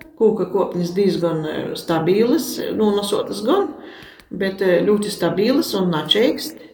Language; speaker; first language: Latvian; native; Latvian